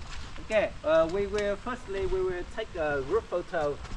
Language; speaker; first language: English; non-native, fluent; Vietnamese